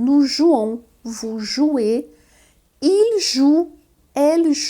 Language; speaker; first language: French; non-native, fluent; Portuguese